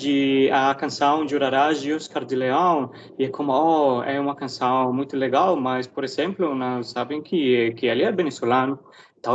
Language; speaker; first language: Portuguese; non-native, learner; Spanish